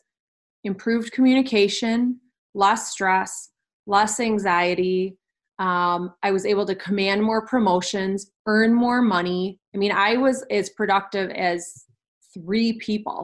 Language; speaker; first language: English; native; English